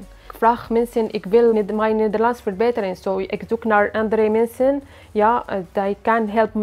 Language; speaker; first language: Dutch; non-native, learner; Arabic